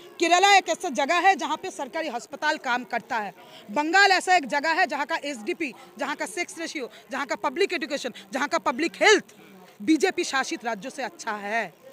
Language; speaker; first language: Hindi; non-native, local second language; Bangla